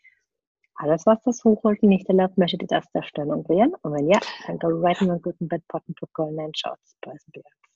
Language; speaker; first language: German; native; German